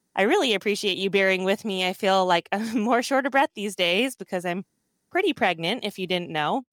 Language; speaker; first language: English; early bilingual, other home language; Hindi